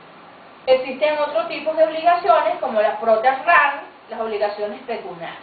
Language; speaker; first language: Spanish; native; Spanish